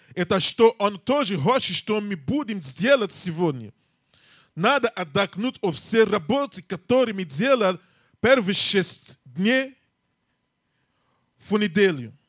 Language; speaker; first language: Russian; non-native, learner; English